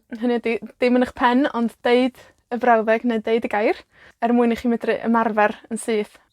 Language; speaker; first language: Welsh; native; Welsh